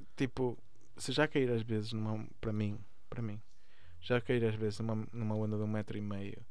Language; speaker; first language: Portuguese; early bilingual, other home language; Spanish